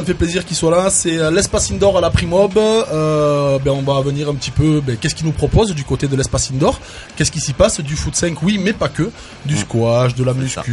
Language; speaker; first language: French; native; French